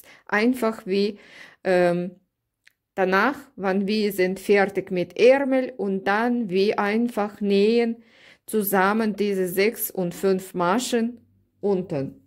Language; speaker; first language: German; non-native, learner; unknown